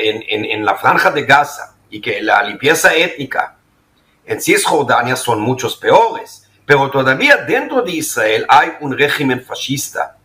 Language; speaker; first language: Spanish; non-native, fluent; Hebrew